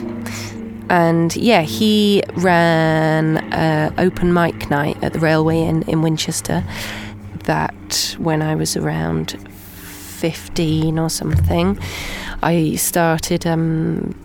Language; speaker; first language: English; native; English